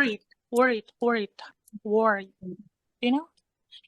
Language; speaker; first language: English; non-native, learner; Indonesian